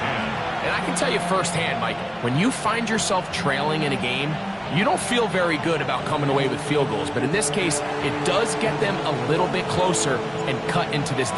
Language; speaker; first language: English; native; English